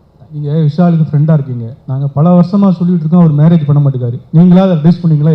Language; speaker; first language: Tamil; native; Tamil